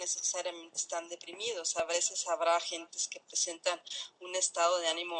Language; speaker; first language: Spanish; native; Spanish